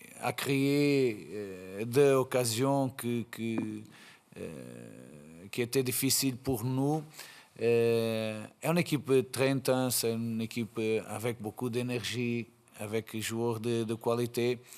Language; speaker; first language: French; non-native, fluent; Portuguese